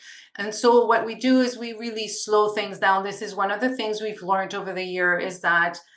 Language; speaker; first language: English; non-native, local second language; French